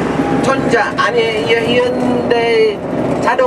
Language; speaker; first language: Korean; non-native, learner; Indonesian